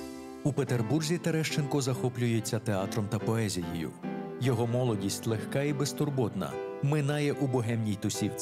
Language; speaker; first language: Ukrainian; native; Ukrainian